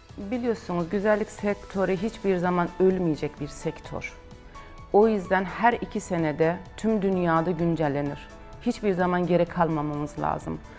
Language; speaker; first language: Turkish; non-native, fluent; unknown